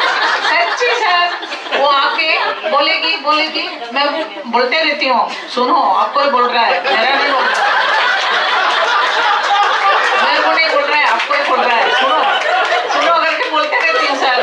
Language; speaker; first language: Hindi; non-native, local second language; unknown